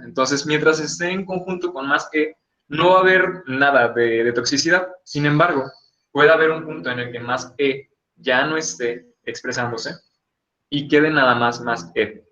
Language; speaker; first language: Spanish; native; Spanish